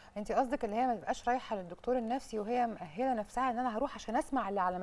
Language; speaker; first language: Arabic; native; Arabic